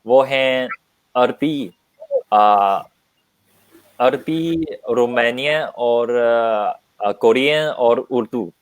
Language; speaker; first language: Hindi; non-native, learner; Chinese